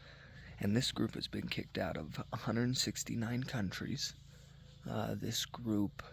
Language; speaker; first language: English; native; English